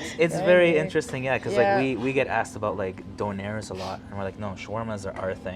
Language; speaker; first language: English; native; English